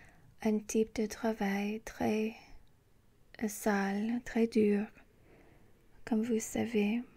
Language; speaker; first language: French; non-native, learner; English